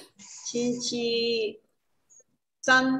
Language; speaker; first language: Chinese; non-native, learner; Spanish